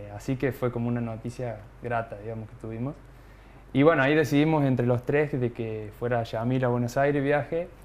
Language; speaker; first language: Spanish; native; Spanish